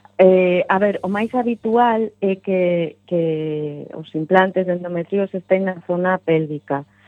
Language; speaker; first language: Galician; non-native, local second language; Spanish